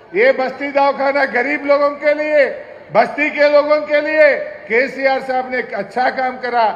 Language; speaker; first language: Hindi; non-native, local second language; Telugu